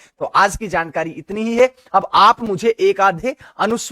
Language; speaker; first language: Hindi; native; Hindi